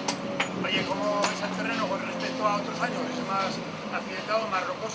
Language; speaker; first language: Spanish; native; Spanish